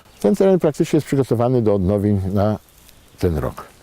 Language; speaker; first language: Polish; native; Polish